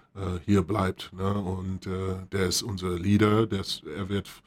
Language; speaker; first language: German; non-native, fluent; English